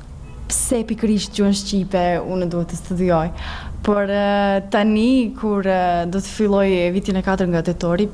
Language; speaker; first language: Albanian; non-native, learner; Serbian